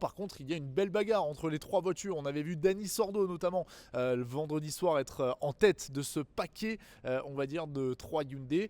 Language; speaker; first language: French; native; French